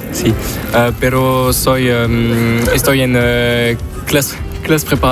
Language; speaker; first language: Spanish; non-native, learner; French